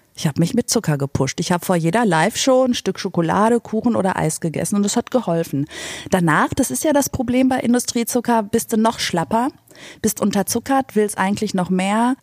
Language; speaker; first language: German; native; German